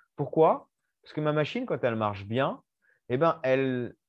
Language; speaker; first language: French; native; French